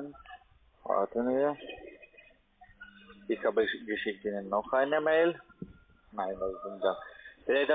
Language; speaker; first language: German; non-native, learner; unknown